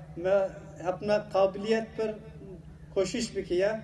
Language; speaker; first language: Urdu; non-native, learner; Turkish